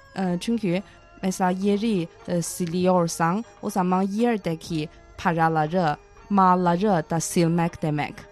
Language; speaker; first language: Turkish; non-native, fluent; Chinese